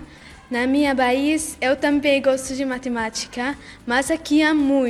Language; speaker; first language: Portuguese; non-native, learner; Arabic